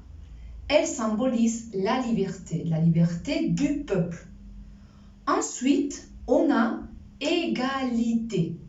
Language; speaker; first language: French; non-native, fluent; Spanish